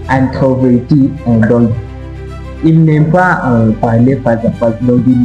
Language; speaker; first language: French; non-native, learner; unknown